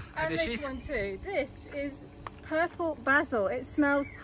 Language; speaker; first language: English; native; English